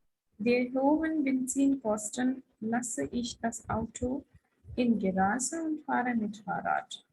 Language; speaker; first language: German; non-native, fluent; Hindi